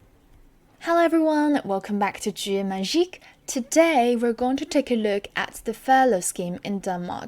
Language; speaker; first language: English; non-native, fluent; Chinese